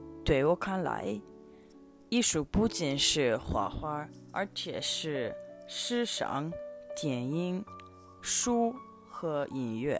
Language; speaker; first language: Chinese; non-native, learner; Icelandic